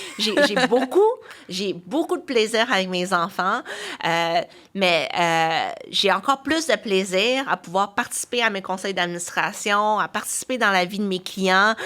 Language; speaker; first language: French; early bilingual, other home language; Chinese